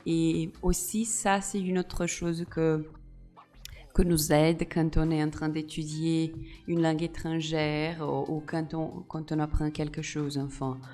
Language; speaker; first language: French; non-native, fluent; Portuguese